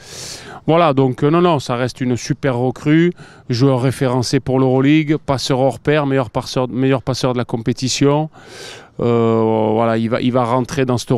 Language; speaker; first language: French; native; French